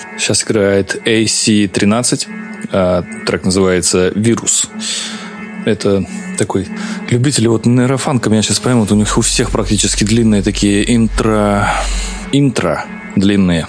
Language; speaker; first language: Russian; native; Russian